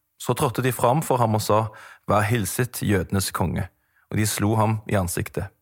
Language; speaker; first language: Norwegian; native; Norwegian